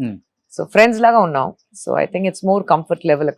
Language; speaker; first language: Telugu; non-native, local second language; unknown